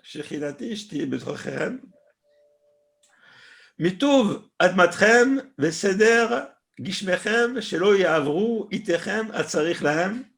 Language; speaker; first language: Hebrew; non-native, fluent; French